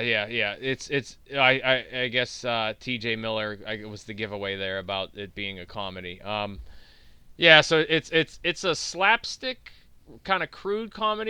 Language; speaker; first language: English; native; English